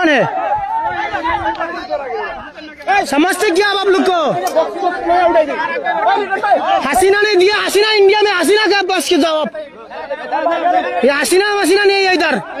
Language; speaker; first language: Hindi; non-native, learner; Bangla